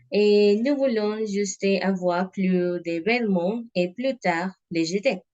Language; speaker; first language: French; non-native, learner; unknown